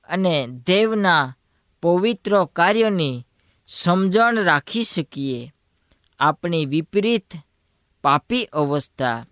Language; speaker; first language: Gujarati; non-native, local second language; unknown